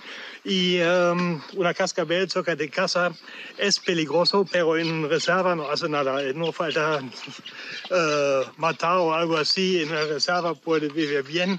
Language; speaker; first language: Spanish; non-native, learner; German